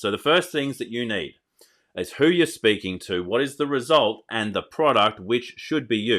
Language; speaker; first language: English; native; English